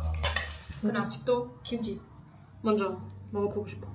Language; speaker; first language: Korean; non-native, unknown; German